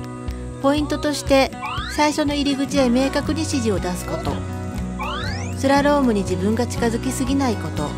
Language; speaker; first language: Japanese; native; Japanese